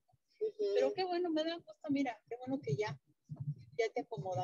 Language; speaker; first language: Spanish; native; Spanish